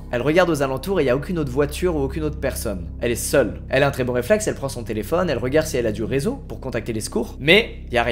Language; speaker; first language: French; native; French